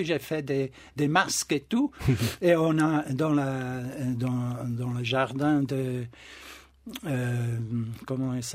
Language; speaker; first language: French; non-native, local second language; German